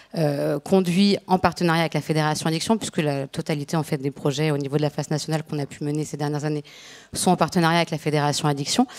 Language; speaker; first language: French; native; French